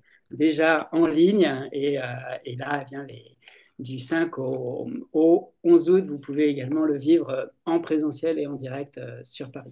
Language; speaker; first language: French; native; French